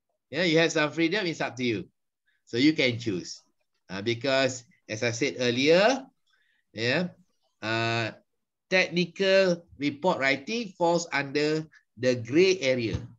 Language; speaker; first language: English; non-native, local second language; Malay